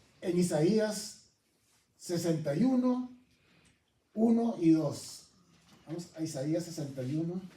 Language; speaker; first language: Spanish; native; Spanish